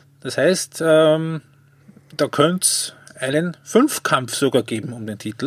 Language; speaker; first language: German; native; German